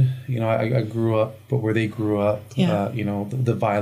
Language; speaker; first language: English; early bilingual, other home language; Spanish